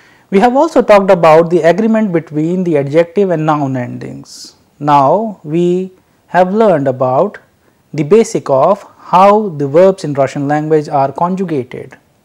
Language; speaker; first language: English; non-native, local second language; Hindi